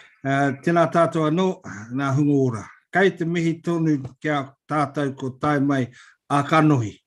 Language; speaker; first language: Māori; non-native, local second language; English